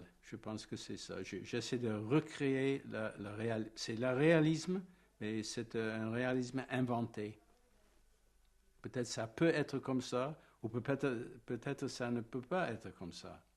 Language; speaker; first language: French; non-native, fluent; English